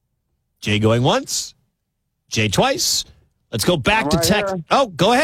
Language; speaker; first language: English; native; English